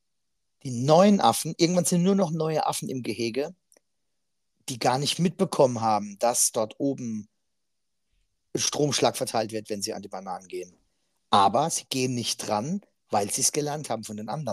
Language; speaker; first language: German; native; German